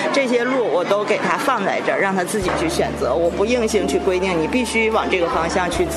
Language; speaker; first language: Chinese; native; Chinese